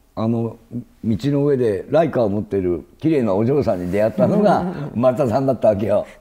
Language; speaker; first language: Japanese; native; Japanese